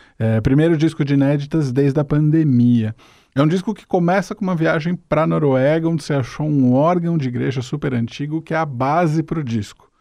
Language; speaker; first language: Portuguese; native; Portuguese